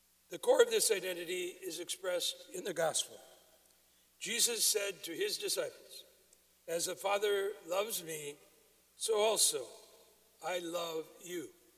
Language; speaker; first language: English; native; English